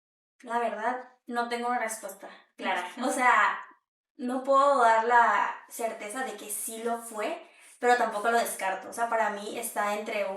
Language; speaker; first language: Spanish; native; Spanish